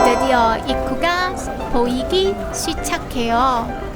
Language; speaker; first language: Korean; non-native, learner; Cantonese